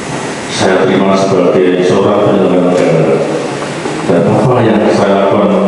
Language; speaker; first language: Indonesian; non-native, local second language; Javanese